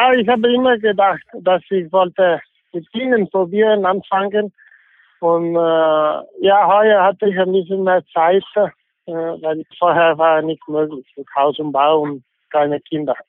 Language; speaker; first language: German; non-native, fluent; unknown